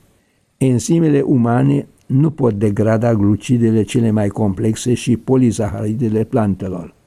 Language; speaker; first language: Romanian; native; Romanian